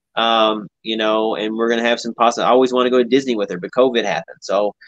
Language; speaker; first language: English; native; English